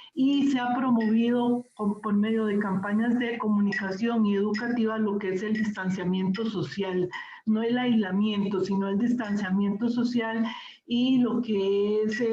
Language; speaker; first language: Spanish; native; Spanish